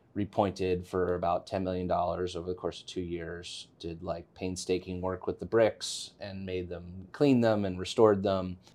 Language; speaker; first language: English; native; English